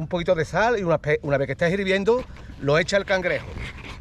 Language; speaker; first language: Spanish; native; Spanish